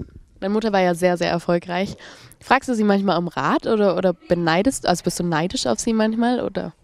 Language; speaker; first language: German; native; German